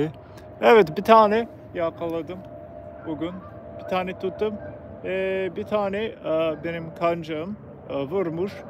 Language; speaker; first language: Turkish; non-native, learner; English